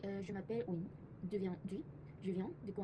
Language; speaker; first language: French; non-native, learner; Korean